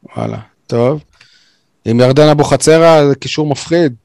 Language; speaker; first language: Hebrew; native; Hebrew